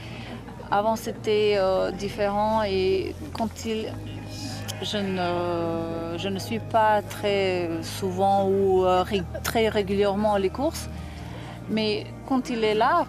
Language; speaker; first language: French; non-native, fluent; Slovenian